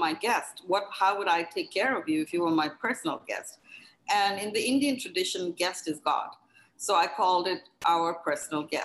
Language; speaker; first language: English; non-native, local second language; Hindi